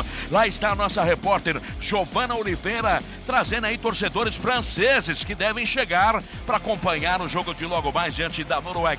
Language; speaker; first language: Portuguese; native; Portuguese